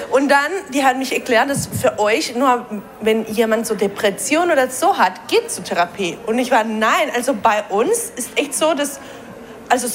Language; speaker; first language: German; non-native, learner; Spanish